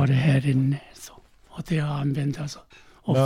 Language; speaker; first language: Swedish; non-native, learner; Korean